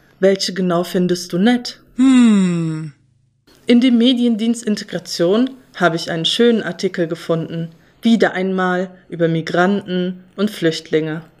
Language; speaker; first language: German; early bilingual, other home language; Turkish